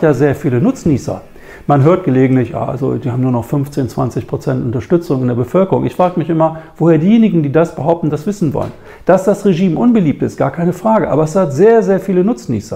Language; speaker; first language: German; native; German